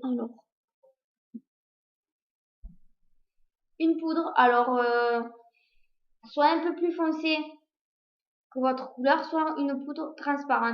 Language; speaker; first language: French; native; French